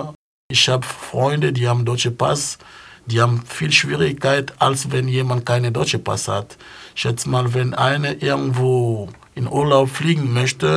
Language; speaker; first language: German; non-native, fluent; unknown